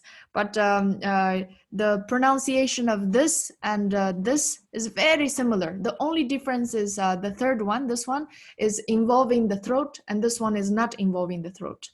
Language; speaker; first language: English; non-native, fluent; Tibetan